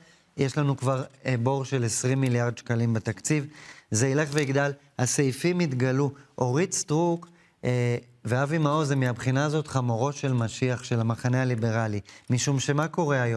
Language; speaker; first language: Hebrew; native; Hebrew